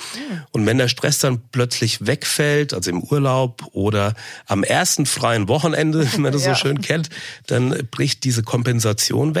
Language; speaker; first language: German; native; German